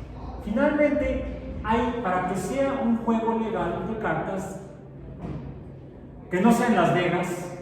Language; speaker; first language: Spanish; native; Spanish